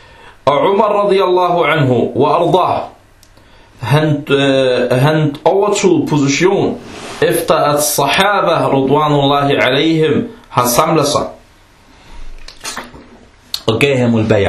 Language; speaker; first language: Danish; early bilingual, other home language; Arabic